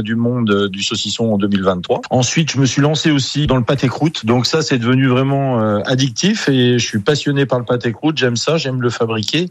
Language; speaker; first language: French; native; French